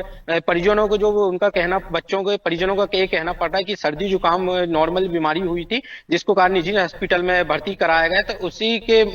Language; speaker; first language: Hindi; native; Hindi